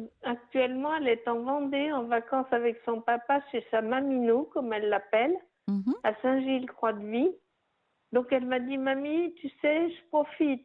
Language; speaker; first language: French; native; French